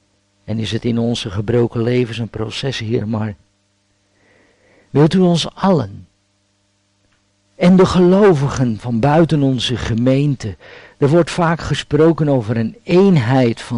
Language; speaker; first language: Dutch; native; Dutch